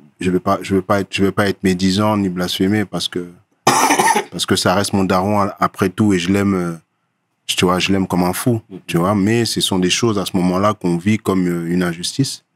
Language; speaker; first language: French; early bilingual, other home language; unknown